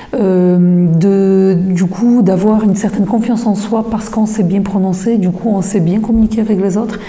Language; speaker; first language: French; non-native, fluent; Polish